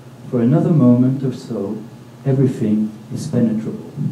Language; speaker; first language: English; non-native, fluent; French